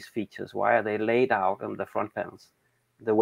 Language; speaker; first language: English; non-native, fluent; Danish